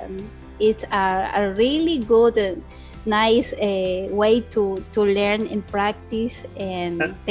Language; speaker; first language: English; non-native, learner; Spanish